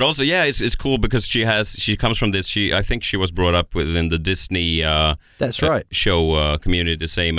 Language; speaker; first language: English; non-native, fluent; Swedish